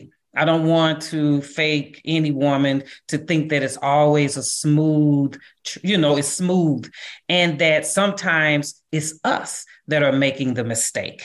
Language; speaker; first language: English; native; English